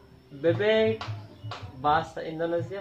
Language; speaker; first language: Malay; non-native, learner; Turkish